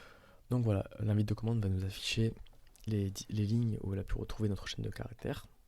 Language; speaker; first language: French; native; French